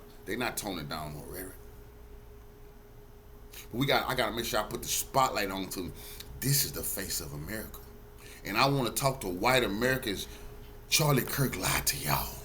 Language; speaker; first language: English; native; English